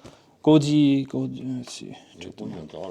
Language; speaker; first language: Japanese; non-native, learner; English